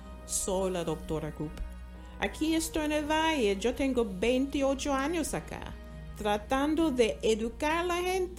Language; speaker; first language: Spanish; non-native, fluent; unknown